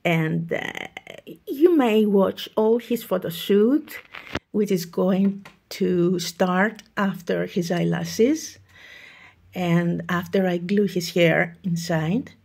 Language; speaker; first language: English; non-native, fluent; Greek